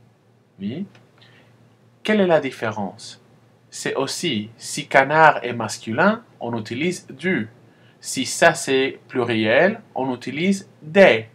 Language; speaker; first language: French; non-native, fluent; Spanish